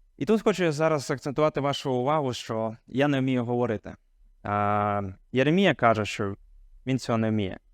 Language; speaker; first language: Ukrainian; non-native, local second language; Hungarian